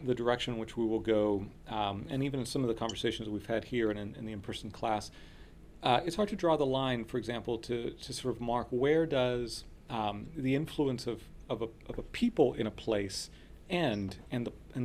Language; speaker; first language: English; early bilingual, other home language; Spanish